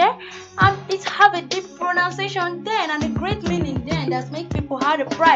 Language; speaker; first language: English; non-native, local second language; Yoruba